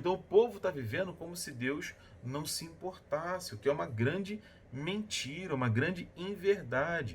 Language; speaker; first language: Portuguese; native; Portuguese